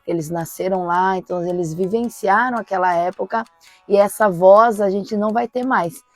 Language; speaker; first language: Portuguese; native; Portuguese